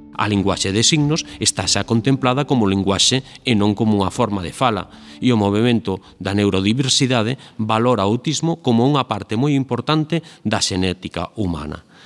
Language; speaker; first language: Galician; native; Galician